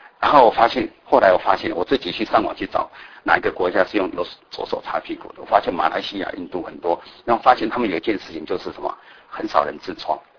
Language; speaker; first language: Chinese; native; Chinese